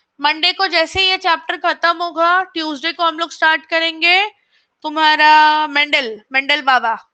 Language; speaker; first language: Hindi; non-native, local second language; Marathi